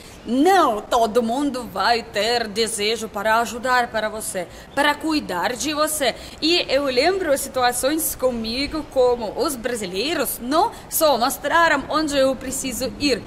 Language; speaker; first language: Portuguese; non-native, learner; Russian